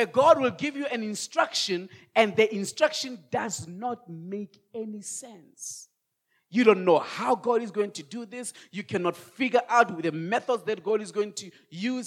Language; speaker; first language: English; non-native, local second language; Tswana